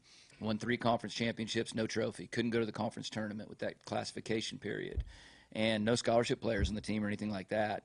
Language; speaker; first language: English; native; English